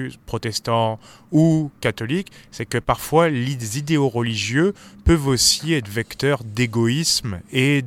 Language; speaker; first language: French; native; French